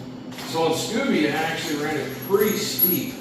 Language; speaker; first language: English; native; English